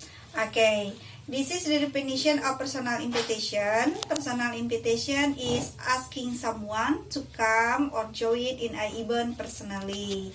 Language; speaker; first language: English; non-native, learner; Indonesian